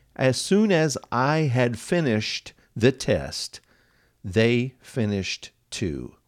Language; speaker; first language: English; native; English